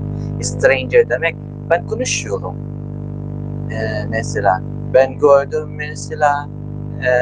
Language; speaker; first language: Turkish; non-native, learner; Filipino